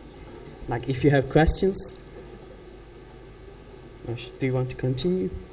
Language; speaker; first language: English; non-native, fluent; Turkish